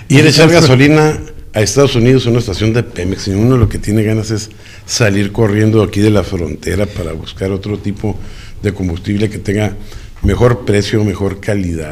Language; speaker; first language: Spanish; native; Spanish